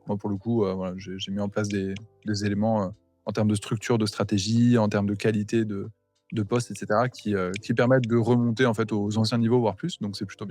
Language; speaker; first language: French; native; French